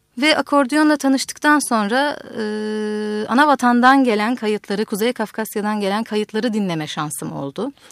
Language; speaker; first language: Turkish; native; Turkish